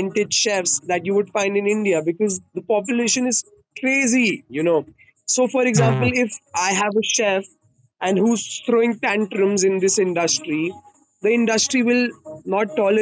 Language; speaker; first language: English; non-native, local second language; Hindi